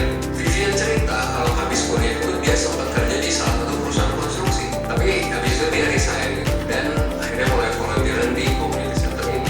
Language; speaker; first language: Indonesian; native; Indonesian